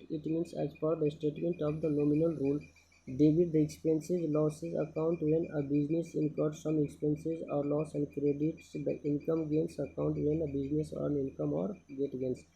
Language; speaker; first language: English; non-native, local second language; Nepali